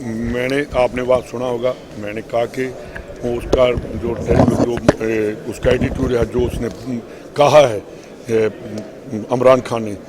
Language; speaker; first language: Urdu; non-native, local second language; Punjabi